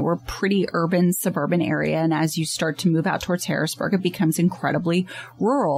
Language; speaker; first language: English; native; English